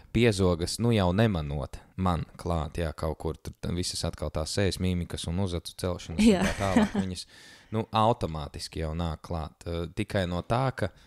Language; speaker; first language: Latvian; native; Latvian